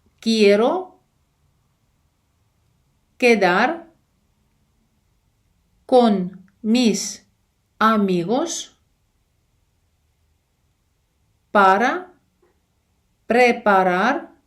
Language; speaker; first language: Spanish; non-native, fluent; Ukrainian